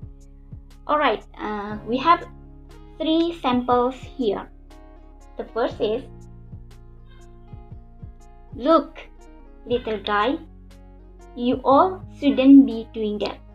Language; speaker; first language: English; non-native, learner; Indonesian